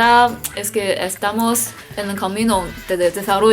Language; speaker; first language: Spanish; non-native, learner; Chinese